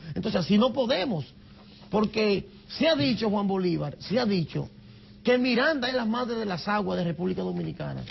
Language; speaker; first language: Spanish; native; Spanish